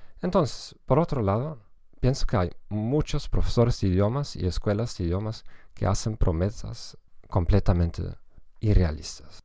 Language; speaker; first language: Spanish; non-native, fluent; German